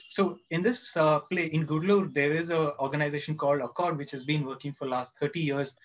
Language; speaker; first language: English; non-native, local second language; Kannada